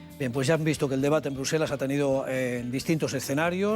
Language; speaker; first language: Spanish; native; Spanish